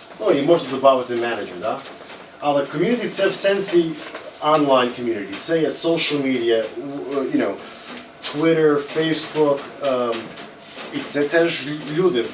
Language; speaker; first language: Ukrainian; early bilingual, heritage; English